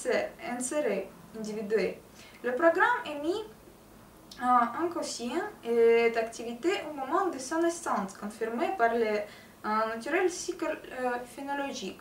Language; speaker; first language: French; non-native, learner; Russian